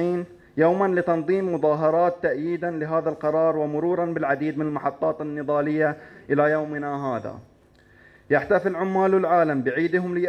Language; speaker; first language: Arabic; native; Arabic